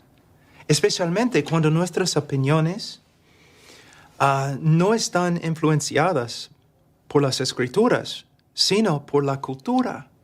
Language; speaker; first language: Spanish; non-native, fluent; English